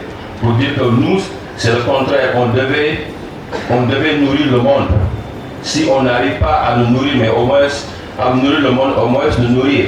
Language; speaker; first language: French; non-native, local second language; Wolof